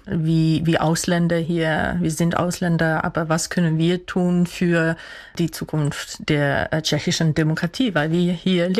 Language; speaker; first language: German; non-native, fluent; Dutch